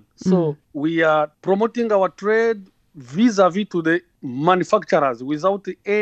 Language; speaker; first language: English; non-native, local second language; Kinyarwanda